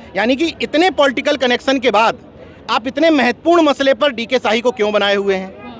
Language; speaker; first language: Hindi; native; Hindi